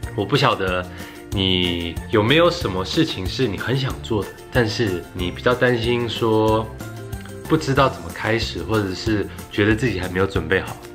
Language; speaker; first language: Chinese; early bilingual, heritage; Chinese